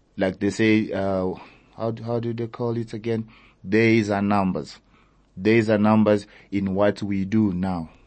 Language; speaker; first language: English; early bilingual, other home language; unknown